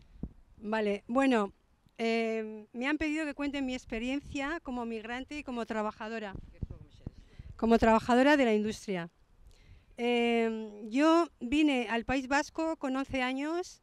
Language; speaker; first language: Spanish; early bilingual, other home language; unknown